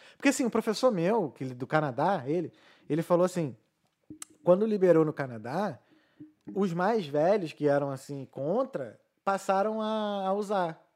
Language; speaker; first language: Portuguese; native; Portuguese